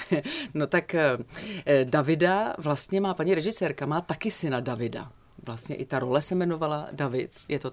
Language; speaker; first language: Czech; native; Czech